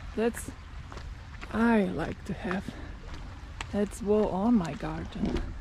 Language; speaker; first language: English; non-native, learner; Slovenian